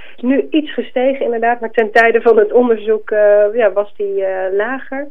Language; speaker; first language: Dutch; native; Dutch